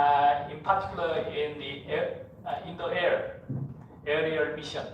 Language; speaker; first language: English; non-native, fluent; Korean